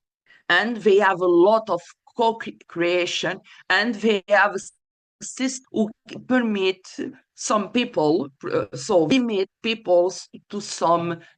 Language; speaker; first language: English; non-native, fluent; Portuguese